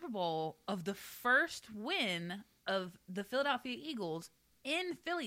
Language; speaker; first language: English; native; English